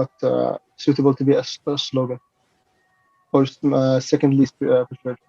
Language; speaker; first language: English; non-native, fluent; Malay